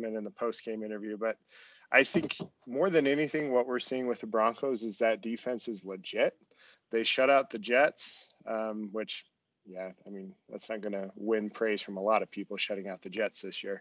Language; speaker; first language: English; native; English